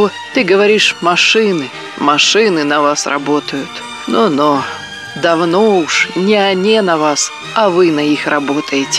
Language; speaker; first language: Russian; native; Russian